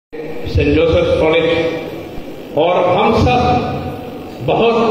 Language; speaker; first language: Hindi; non-native, local second language; Malayalam